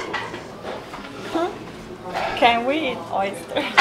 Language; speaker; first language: English; non-native, fluent; Italian